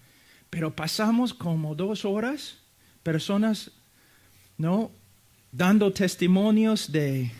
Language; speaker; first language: Spanish; non-native, fluent; English